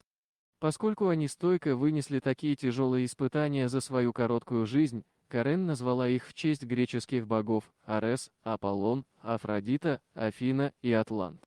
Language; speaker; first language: Russian; native; Russian